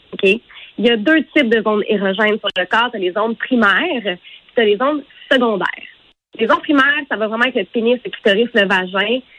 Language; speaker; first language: French; native; French